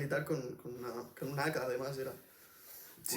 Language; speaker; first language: Spanish; native; Spanish